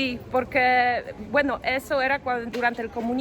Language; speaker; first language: Spanish; non-native, fluent; Polish